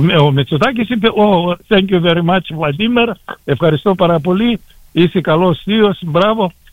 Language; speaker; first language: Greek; early bilingual, heritage; Greek